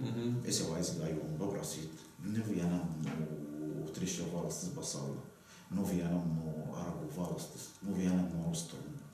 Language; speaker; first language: Latvian; non-native, learner; Arabic